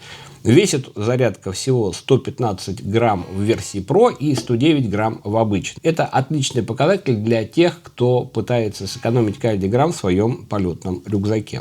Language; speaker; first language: Russian; native; Russian